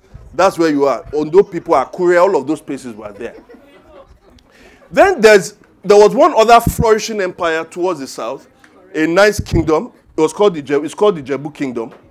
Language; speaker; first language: English; non-native, local second language; Yoruba